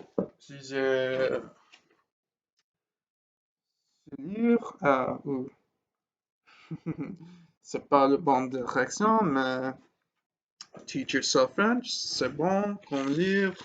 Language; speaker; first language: French; non-native, learner; English